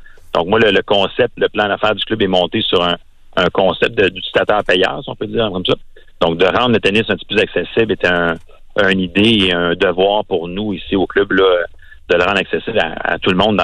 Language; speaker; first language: French; native; French